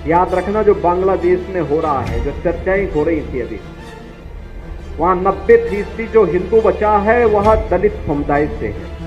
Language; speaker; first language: Hindi; native; Hindi